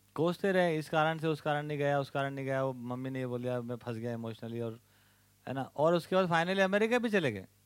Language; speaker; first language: Hindi; native; Hindi